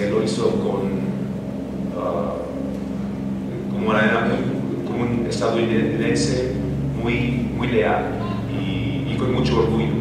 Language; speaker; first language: Spanish; non-native, fluent; English